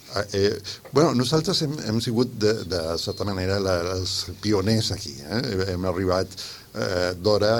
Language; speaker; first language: Catalan; non-native, fluent; Spanish